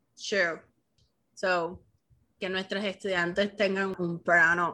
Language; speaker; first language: Spanish; early bilingual, heritage; Spanish